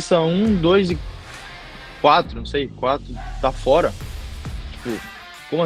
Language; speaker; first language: Portuguese; native; Portuguese